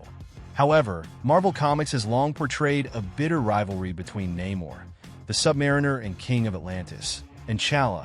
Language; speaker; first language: English; native; English